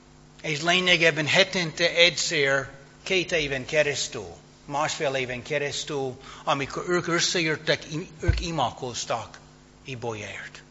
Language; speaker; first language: Hungarian; non-native, fluent; English